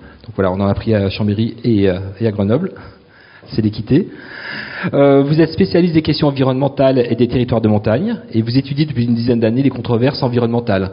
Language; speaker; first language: French; native; French